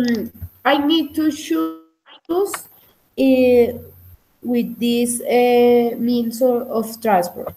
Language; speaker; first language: English; non-native, learner; Spanish